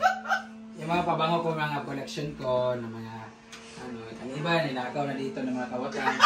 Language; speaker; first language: Filipino; non-native, local second language; Cebuano